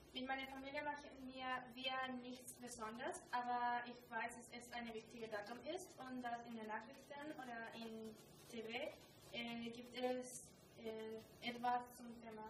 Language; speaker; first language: German; non-native, learner; Spanish